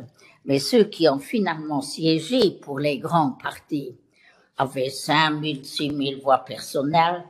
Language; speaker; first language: French; non-native, local second language; Luxembourgish